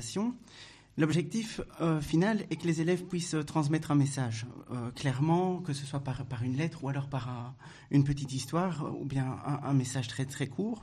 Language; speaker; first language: French; native; French